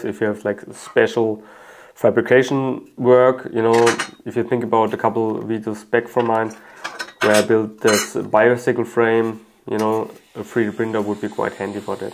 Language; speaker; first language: English; non-native, fluent; German